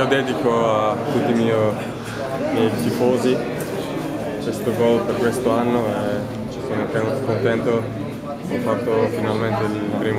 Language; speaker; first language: Italian; non-native, fluent; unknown